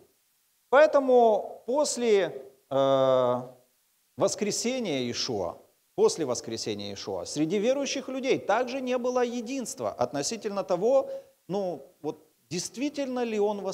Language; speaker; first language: Russian; native; Russian